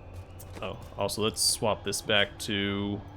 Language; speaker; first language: English; native; English